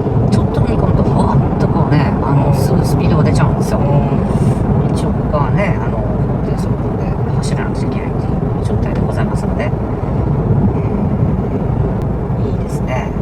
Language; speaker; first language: Japanese; native; Japanese